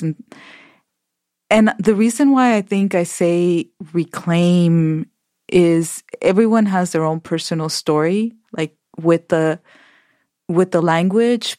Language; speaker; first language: English; early bilingual, other home language; Spanish